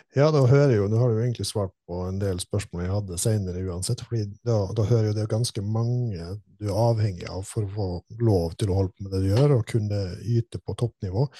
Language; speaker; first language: Norwegian; native; Norwegian